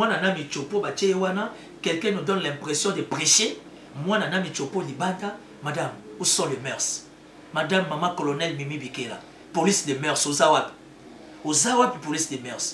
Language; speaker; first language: French; non-native, local second language; Lingala